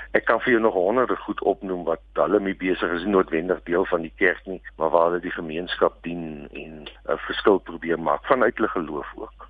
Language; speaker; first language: Afrikaans; native; Afrikaans